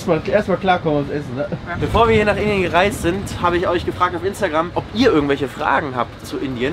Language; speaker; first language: German; native; German